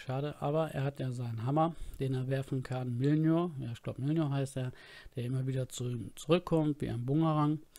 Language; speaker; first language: German; native; German